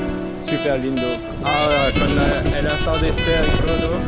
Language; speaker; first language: Spanish; non-native, learner; French